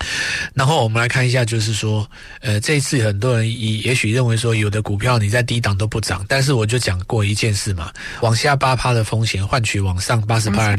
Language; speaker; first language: Chinese; native; Chinese